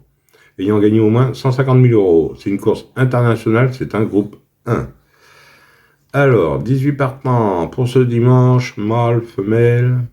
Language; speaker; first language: French; native; French